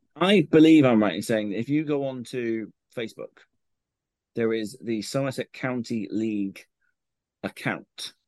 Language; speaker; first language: English; native; English